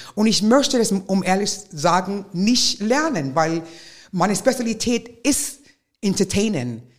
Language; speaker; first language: German; non-native, fluent; English